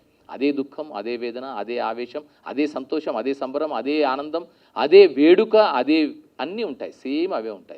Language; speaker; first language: Telugu; native; Telugu